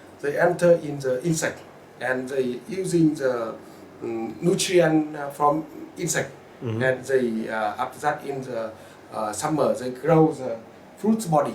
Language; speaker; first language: English; non-native, learner; Vietnamese